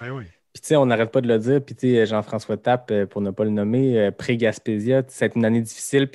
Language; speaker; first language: French; native; French